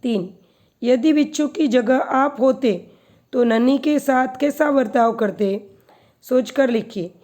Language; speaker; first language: Hindi; non-native, local second language; Gujarati